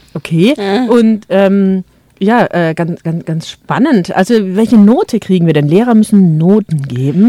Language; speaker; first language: German; native; German